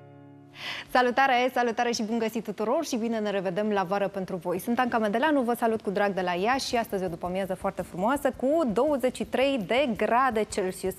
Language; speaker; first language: Romanian; native; Romanian